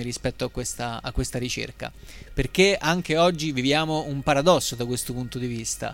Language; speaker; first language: Italian; native; Italian